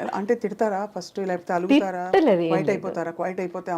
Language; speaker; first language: Telugu; native; Telugu